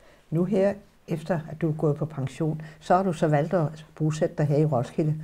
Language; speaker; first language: Danish; native; Danish